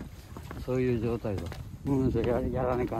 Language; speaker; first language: Japanese; native; Japanese